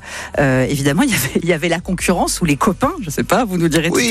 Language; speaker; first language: French; native; French